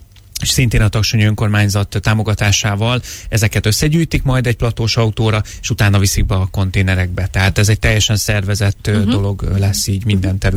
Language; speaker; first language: Hungarian; native; Hungarian